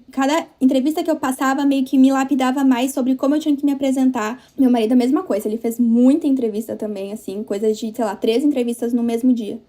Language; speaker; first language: Portuguese; native; Portuguese